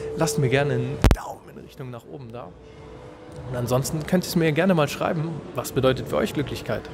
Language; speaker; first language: German; native; German